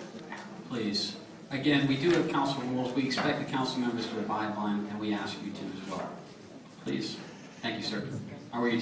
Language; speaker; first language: English; native; English